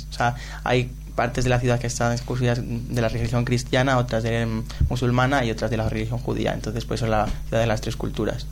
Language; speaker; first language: Spanish; native; Spanish